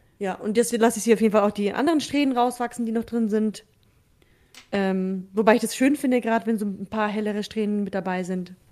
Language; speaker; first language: German; early bilingual, other home language; Russian